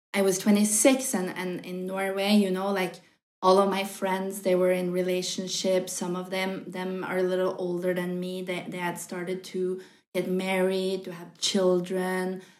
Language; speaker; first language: English; non-native, fluent; Norwegian